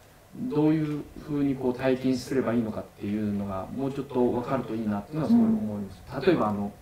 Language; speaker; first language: Japanese; native; Japanese